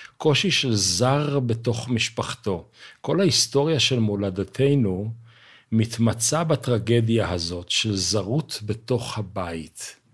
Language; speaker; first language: Hebrew; native; Hebrew